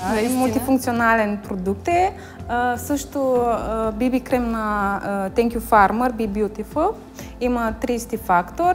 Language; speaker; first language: Bulgarian; non-native, learner; Romanian